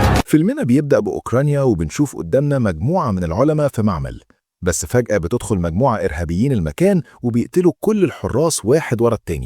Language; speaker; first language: Arabic; native; Arabic